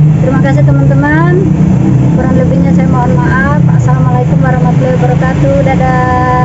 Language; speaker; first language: Indonesian; non-native, local second language; Tetum